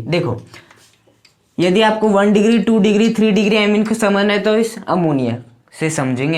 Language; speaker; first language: Hindi; native; Hindi